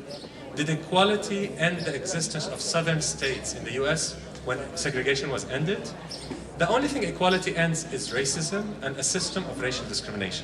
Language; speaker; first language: English; non-native, fluent; Arabic